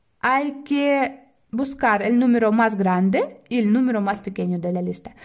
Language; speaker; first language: Spanish; non-native, fluent; Russian